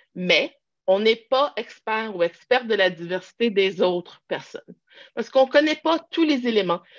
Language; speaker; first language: French; native; French